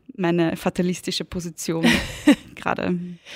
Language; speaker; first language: German; non-native, fluent; Spanish